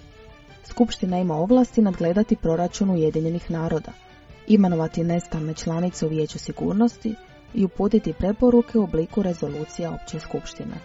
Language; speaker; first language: Croatian; native; Croatian